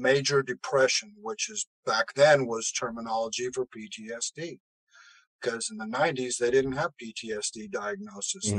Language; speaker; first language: English; native; English